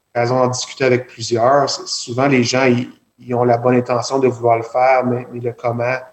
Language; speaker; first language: French; native; French